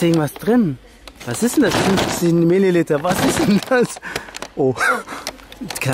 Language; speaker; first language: German; native; German